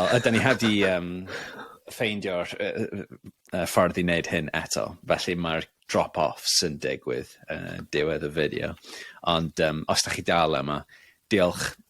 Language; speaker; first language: Welsh; non-native, local second language; English